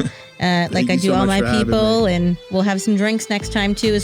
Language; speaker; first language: English; native; English